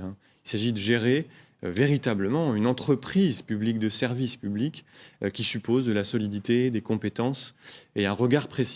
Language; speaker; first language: French; native; French